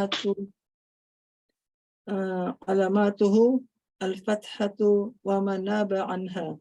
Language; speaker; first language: Arabic; non-native, learner; Indonesian